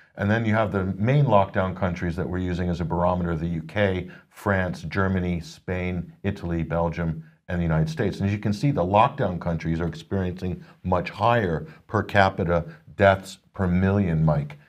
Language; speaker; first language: English; native; English